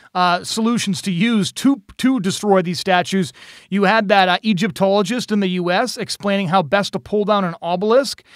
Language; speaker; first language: English; native; English